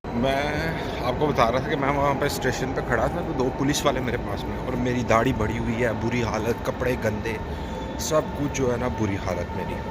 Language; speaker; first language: Urdu; non-native, local second language; Punjabi